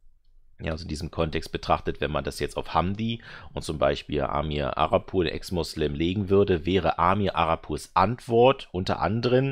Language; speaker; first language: German; native; German